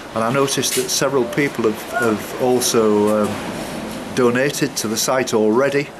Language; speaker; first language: English; native; English